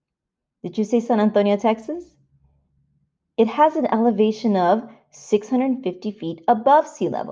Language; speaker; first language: English; native; English